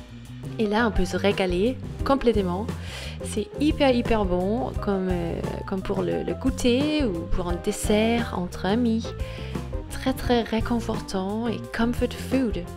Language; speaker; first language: French; non-native, fluent; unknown